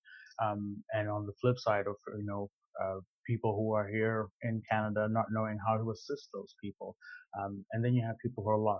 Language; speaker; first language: English; non-native, local second language; Shona